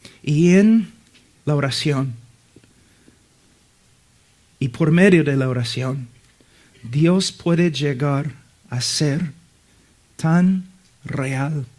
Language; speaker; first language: Spanish; non-native, fluent; English